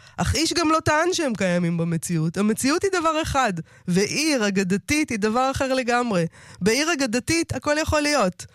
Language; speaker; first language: Hebrew; native; Hebrew